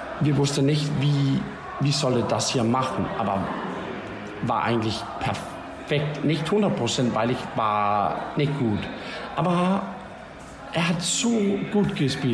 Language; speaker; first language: German; non-native, learner; Danish